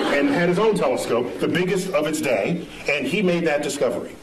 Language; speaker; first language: English; native; English